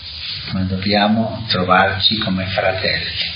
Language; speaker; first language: Italian; non-native, fluent; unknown